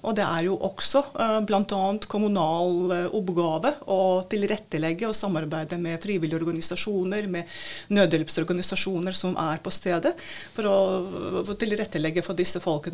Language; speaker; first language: Norwegian; non-native, fluent; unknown